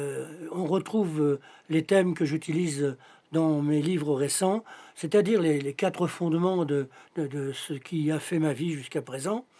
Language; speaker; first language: French; native; French